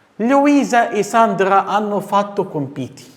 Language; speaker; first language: Italian; non-native, fluent; Arabic